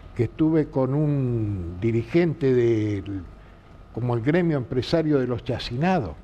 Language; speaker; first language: Spanish; native; Spanish